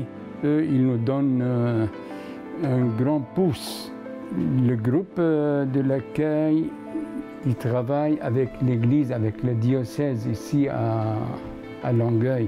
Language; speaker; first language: French; non-native, fluent; Arabic